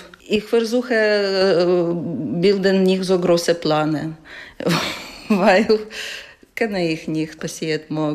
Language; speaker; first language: German; non-native, learner; Ukrainian